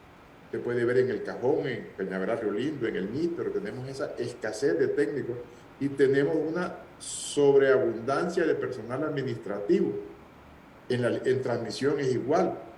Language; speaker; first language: Spanish; native; Spanish